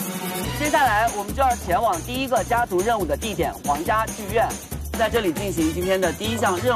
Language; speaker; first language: Chinese; native; Chinese